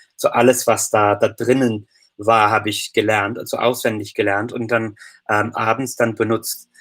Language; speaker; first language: German; non-native, fluent; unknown